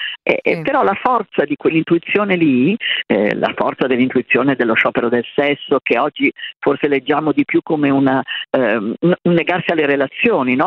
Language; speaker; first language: Italian; native; Italian